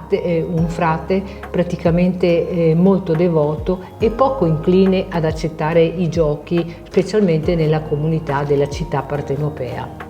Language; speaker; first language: Italian; native; Italian